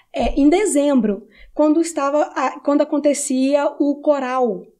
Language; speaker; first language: Portuguese; native; Portuguese